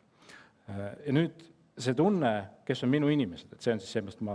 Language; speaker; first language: Estonian; native; Estonian